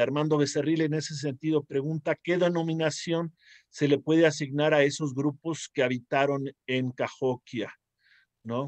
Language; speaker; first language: Spanish; native; Spanish